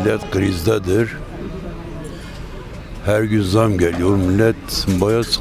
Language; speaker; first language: Turkish; non-native, local second language; Kurdish